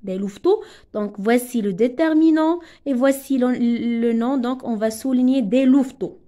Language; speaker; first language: French; non-native, local second language; Arabic